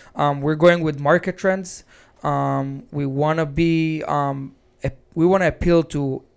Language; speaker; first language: English; non-native, fluent; Hebrew